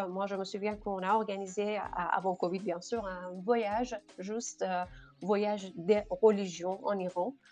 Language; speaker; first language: French; non-native, fluent; Persian